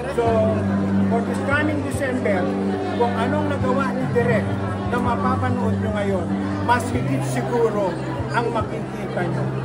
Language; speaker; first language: Filipino; native; Filipino